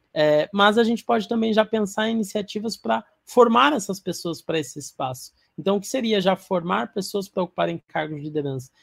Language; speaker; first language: Portuguese; non-native, learner; Arabic